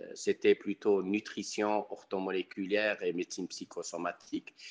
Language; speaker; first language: French; non-native, local second language; Arabic